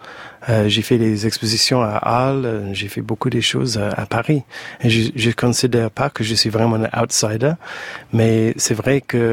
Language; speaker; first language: French; non-native, fluent; English